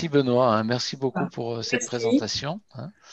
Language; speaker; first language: French; native; French